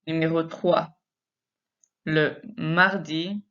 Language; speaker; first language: French; non-native, fluent; English